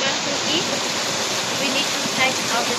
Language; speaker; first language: English; non-native, learner; Hmong